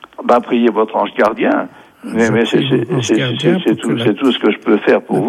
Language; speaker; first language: French; native; French